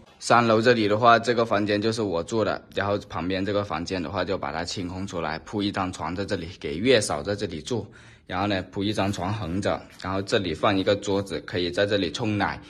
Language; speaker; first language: Chinese; non-native, local second language; Cantonese